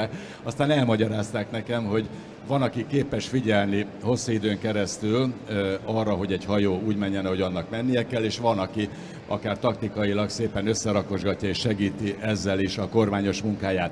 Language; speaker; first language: Hungarian; native; Hungarian